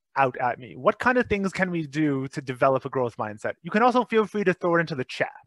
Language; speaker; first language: English; native; English